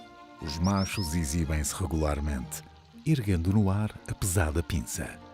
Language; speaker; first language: Portuguese; native; Portuguese